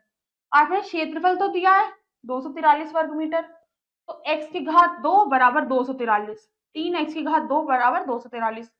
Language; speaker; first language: Hindi; native; Hindi